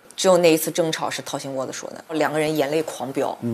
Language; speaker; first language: Chinese; native; Chinese